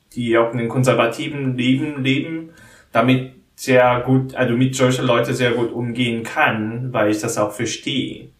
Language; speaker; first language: German; non-native, learner; Korean